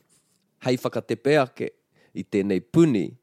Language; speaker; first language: Māori; non-native, local second language; English